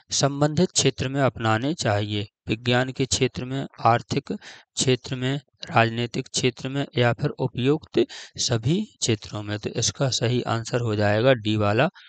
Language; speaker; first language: Hindi; native; Hindi